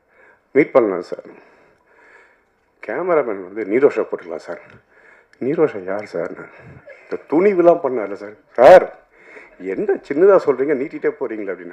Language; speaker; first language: Tamil; native; Tamil